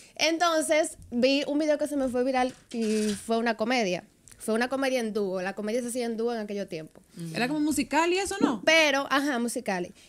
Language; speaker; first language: Spanish; native; Spanish